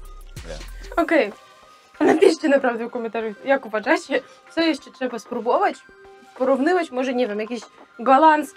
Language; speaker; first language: Polish; non-native, fluent; Russian